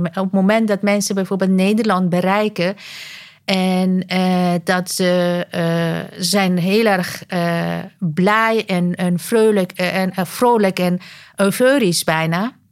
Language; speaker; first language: Dutch; non-native, fluent; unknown